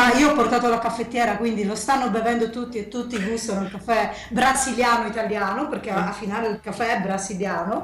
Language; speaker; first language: Italian; native; Italian